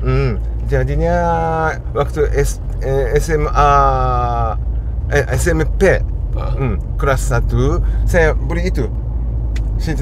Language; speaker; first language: Indonesian; non-native, fluent; Japanese